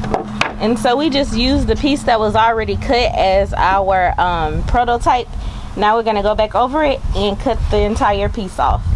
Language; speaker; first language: English; native; English